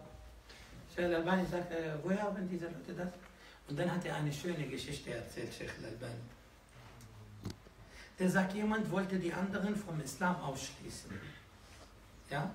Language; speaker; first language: German; non-native, fluent; Arabic